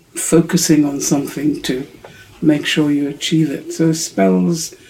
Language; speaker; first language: English; non-native, local second language; Urdu